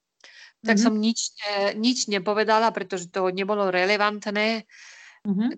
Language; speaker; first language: Slovak; non-native, fluent; Spanish